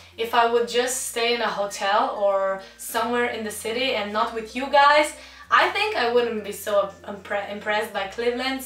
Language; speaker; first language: English; non-native, fluent; Slovenian